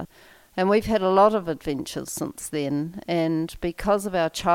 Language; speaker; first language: English; native; English